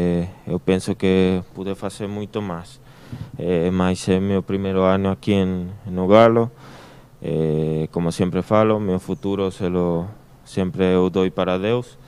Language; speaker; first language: Portuguese; non-native, learner; Spanish